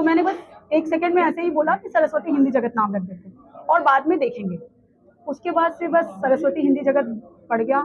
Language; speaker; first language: Hindi; native; Hindi